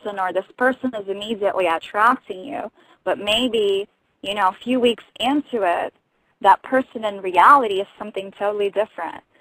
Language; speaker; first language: English; non-native, fluent; Russian